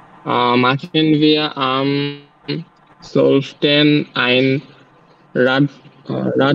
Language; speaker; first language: German; non-native, learner; Bangla